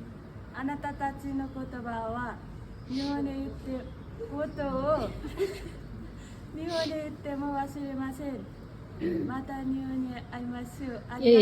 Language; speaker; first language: Japanese; non-native, learner; Nepali